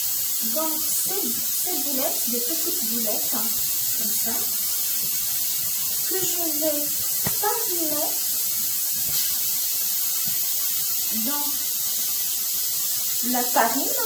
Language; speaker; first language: French; non-native, local second language; Arabic